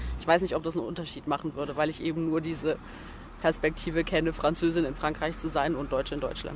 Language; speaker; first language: German; native; German